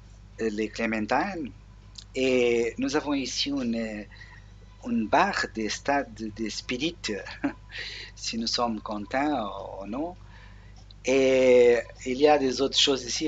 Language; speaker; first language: French; non-native, learner; Portuguese